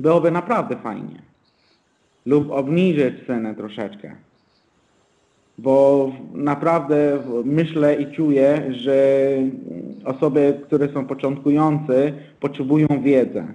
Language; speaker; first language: Polish; non-native, fluent; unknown